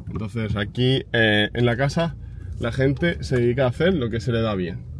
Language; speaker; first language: Spanish; early bilingual, other home language; Ukrainian